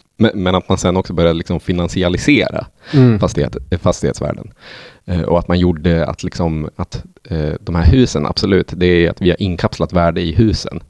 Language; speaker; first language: Swedish; native; Swedish